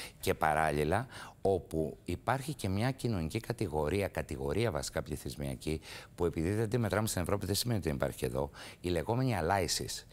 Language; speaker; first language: Greek; native; Greek